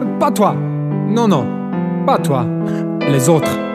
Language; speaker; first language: French; non-native, learner; Serbian